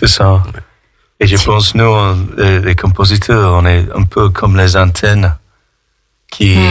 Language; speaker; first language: French; non-native, fluent; English